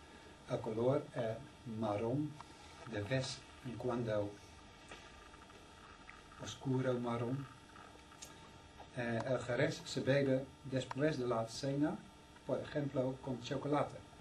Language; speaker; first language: Spanish; non-native, learner; Dutch